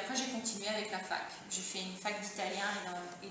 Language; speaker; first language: French; early bilingual, other home language; Italian